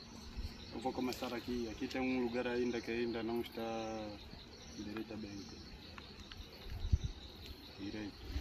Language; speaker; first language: Portuguese; non-native, learner; Vietnamese